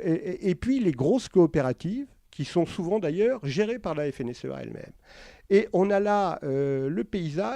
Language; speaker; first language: French; native; French